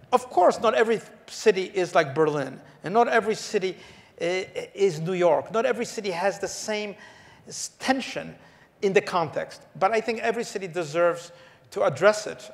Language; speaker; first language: English; early bilingual, other home language; Polish